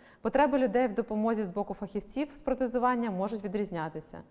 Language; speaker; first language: Ukrainian; native; Ukrainian